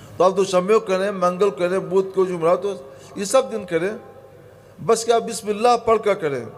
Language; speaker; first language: Urdu; native; Urdu